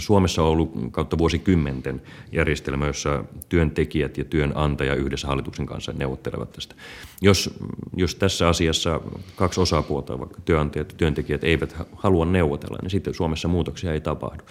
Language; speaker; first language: Finnish; native; Finnish